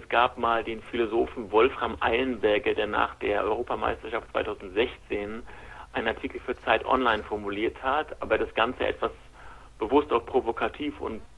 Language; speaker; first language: German; native; German